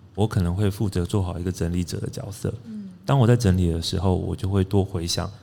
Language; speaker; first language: Chinese; native; Chinese